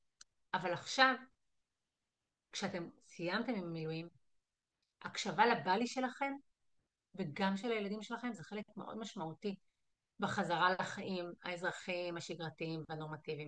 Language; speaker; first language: Hebrew; native; Hebrew